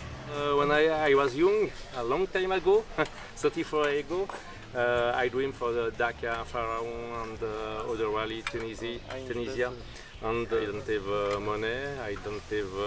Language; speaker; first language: English; non-native, learner; French